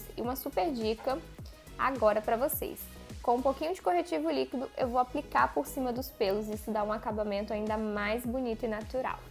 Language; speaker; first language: Portuguese; native; Portuguese